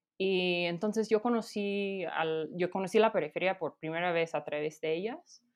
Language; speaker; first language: Spanish; non-native, fluent; English